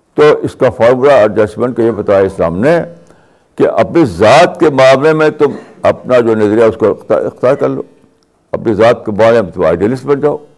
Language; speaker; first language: Urdu; native; Urdu